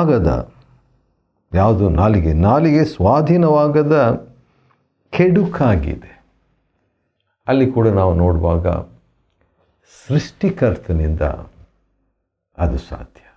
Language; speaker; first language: Kannada; native; Kannada